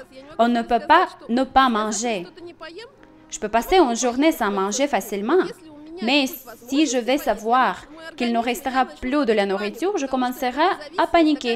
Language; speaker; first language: French; non-native, fluent; Russian